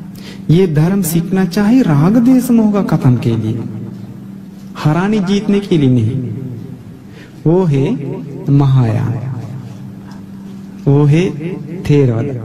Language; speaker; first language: Hindi; non-native, fluent; Sinhala